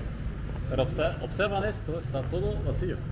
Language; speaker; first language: Spanish; non-native, fluent; German